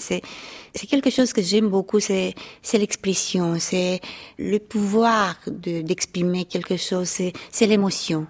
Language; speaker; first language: French; non-native, fluent; Romanian